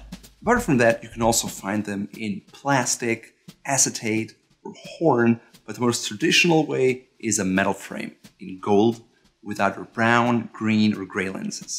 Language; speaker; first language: English; non-native, fluent; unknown